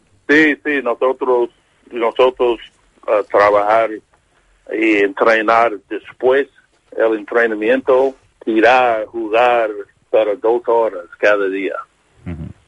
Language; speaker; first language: Spanish; non-native, learner; English